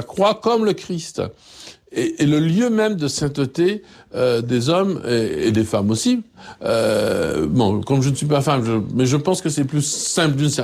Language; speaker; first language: French; native; French